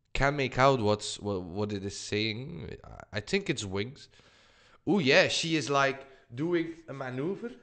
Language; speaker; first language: English; non-native, fluent; Dutch